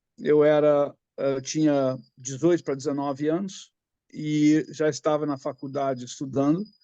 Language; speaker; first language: Portuguese; native; Portuguese